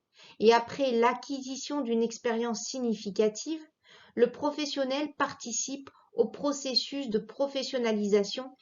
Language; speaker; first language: French; native; French